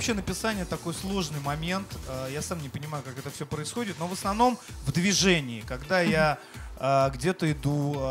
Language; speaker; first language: Russian; native; Russian